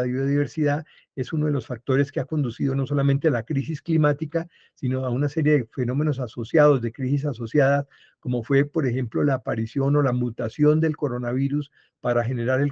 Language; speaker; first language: Spanish; native; Spanish